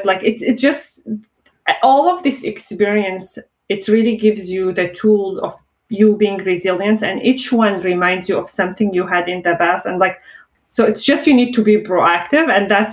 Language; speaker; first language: English; non-native, fluent; Arabic